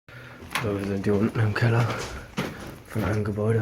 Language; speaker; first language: German; native; German